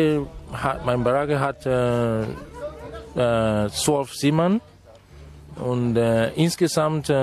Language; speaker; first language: German; non-native, fluent; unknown